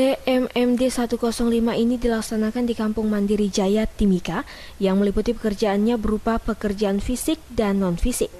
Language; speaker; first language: Indonesian; native; Indonesian